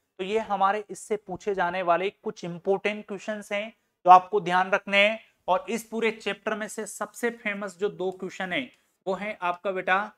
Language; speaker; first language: Hindi; native; Hindi